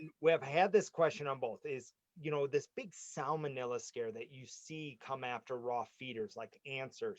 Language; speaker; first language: English; native; English